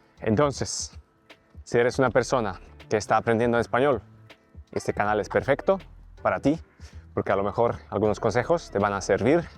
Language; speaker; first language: Spanish; non-native, fluent; Polish